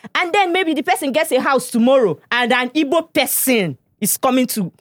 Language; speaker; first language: English; non-native, local second language; Igbo